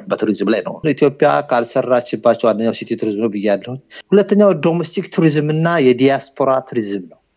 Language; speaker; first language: Amharic; native; Amharic